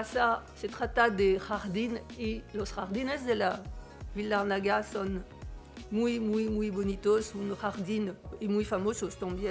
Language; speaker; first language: Spanish; non-native, fluent; French